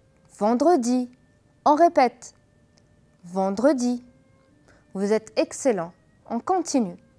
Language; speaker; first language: French; non-native, fluent; Arabic